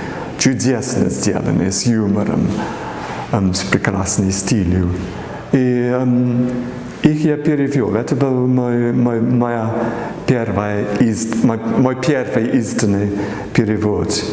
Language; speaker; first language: Russian; non-native, fluent; English